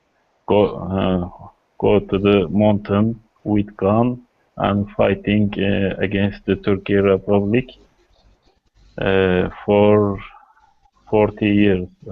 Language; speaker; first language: English; non-native, learner; Kurdish